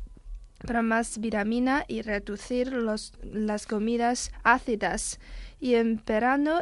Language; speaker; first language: Spanish; non-native, learner; Chinese